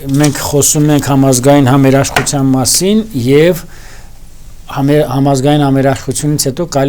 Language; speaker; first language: Armenian; native; Armenian